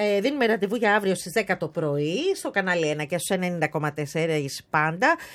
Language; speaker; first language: Greek; native; Greek